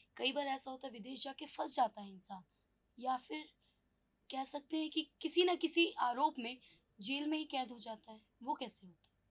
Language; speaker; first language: Hindi; native; Hindi